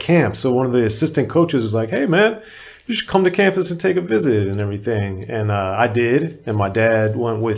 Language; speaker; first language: English; native; English